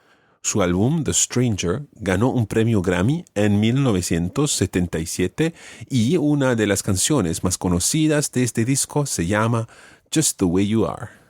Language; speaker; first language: Spanish; non-native, fluent; English